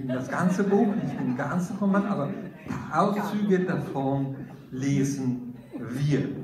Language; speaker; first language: German; non-native, fluent; Italian